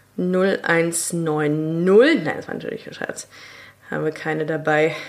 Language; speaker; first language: German; native; German